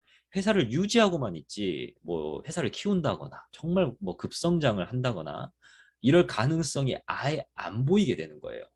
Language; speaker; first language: Korean; native; Korean